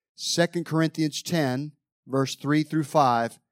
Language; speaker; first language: English; native; English